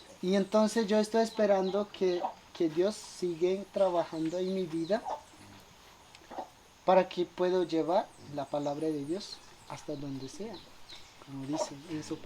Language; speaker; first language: Spanish; non-native, local second language; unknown